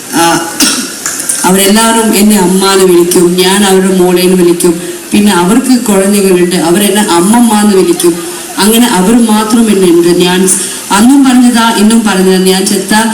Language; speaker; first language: Malayalam; non-native, local second language; Tamil